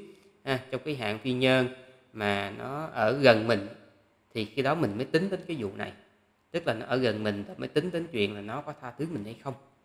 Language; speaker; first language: Vietnamese; native; Vietnamese